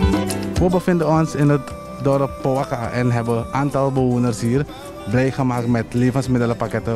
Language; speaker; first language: Dutch; native; Dutch